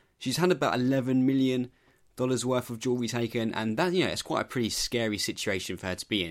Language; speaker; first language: English; native; English